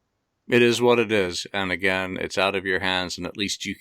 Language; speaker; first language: English; native; English